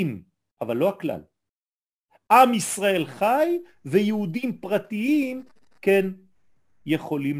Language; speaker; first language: Hebrew; non-native, fluent; French